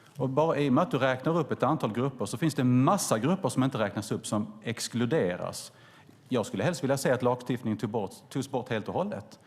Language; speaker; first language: Swedish; native; Swedish